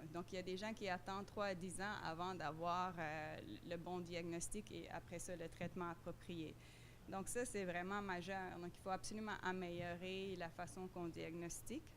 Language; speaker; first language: French; non-native, fluent; Dutch